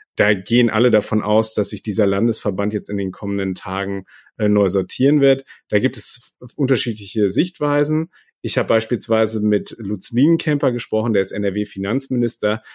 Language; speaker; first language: German; native; German